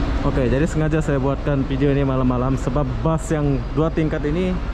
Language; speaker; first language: Indonesian; native; Indonesian